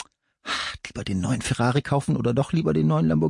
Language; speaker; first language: German; native; German